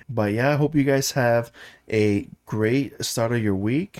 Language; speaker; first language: English; early bilingual, other home language; Spanish